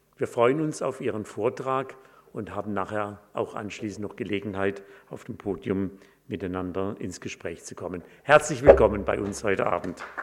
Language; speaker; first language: German; native; German